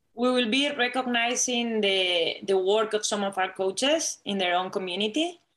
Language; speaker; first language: English; non-native, fluent; Spanish